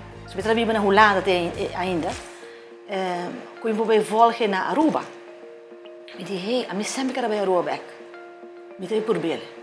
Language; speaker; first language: Dutch; non-native, local second language; Papiamento